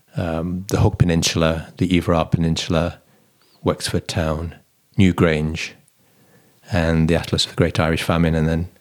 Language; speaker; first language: English; native; English